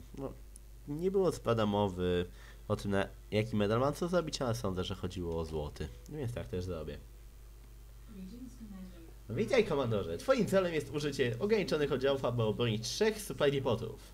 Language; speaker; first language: Polish; native; Polish